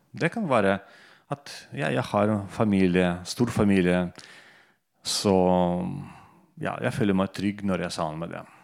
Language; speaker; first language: Norwegian; non-native, fluent; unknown